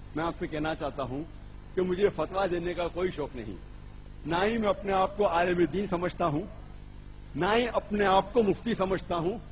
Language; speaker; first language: Urdu; non-native, local second language; Konkani